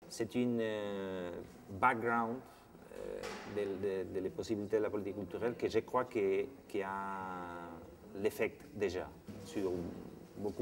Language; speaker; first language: French; non-native, fluent; Spanish